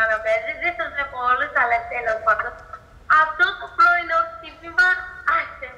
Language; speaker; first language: Greek; early bilingual, heritage; Greek